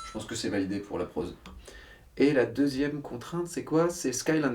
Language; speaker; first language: French; native; French